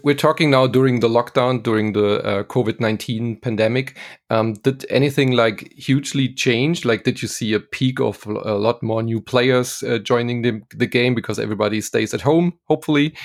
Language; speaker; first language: English; non-native, fluent; German